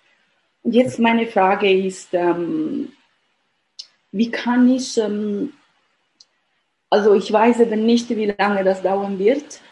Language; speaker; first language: German; non-native, fluent; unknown